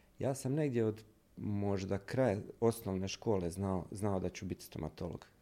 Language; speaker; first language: Bosnian; native; Bosnian